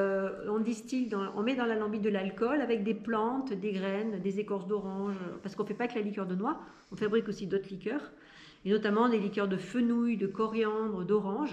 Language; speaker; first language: French; native; French